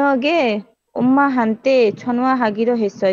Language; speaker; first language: Korean; non-native, learner; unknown